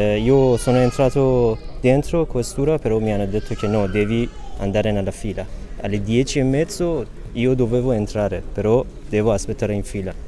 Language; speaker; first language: Italian; non-native, fluent; Persian